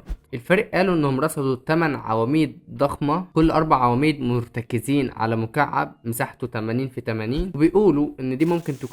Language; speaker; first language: Arabic; native; Arabic